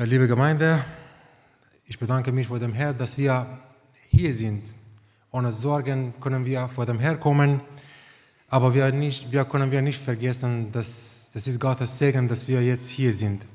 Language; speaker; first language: German; non-native, fluent; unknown